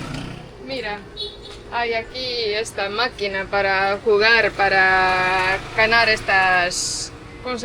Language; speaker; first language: Spanish; non-native, fluent; Estonian